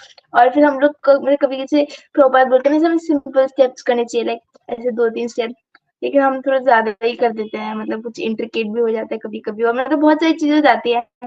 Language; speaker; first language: Hindi; native; Hindi